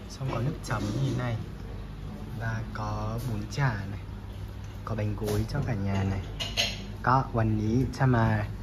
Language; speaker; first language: Thai; non-native, fluent; Vietnamese